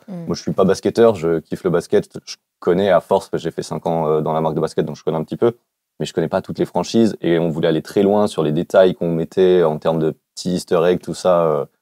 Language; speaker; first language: French; native; French